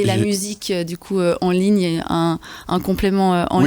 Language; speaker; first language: French; native; French